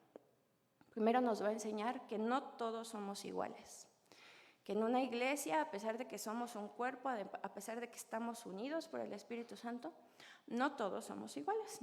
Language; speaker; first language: Spanish; native; Spanish